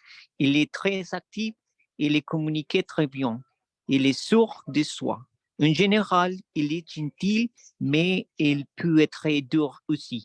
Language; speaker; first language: French; non-native, learner; Spanish